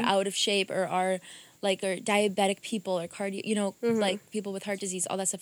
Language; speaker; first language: English; early bilingual, other home language; Portuguese